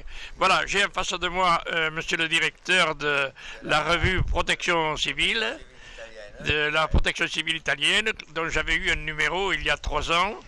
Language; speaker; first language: French; native; French